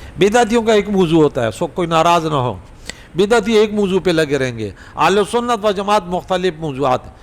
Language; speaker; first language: Urdu; non-native, local second language; Pashto